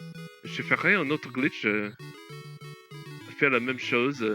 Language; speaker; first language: French; non-native, learner; English